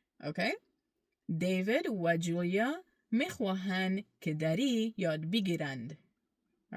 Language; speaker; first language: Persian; early bilingual, heritage; Persian